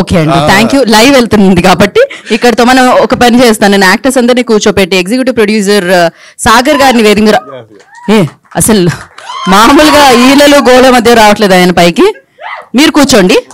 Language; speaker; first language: Telugu; native; Telugu